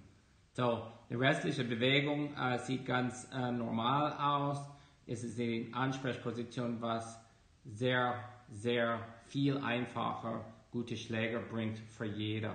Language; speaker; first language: German; non-native, fluent; English